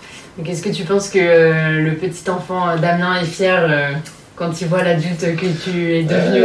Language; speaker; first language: French; native; French